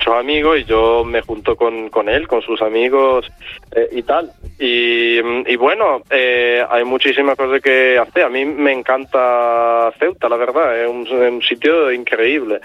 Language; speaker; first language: Spanish; non-native, fluent; Italian